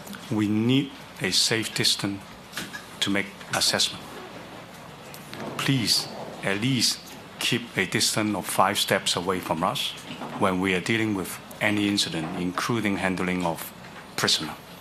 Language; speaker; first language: English; non-native, local second language; Cantonese